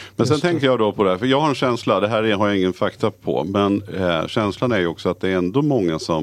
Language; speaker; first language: Swedish; native; Swedish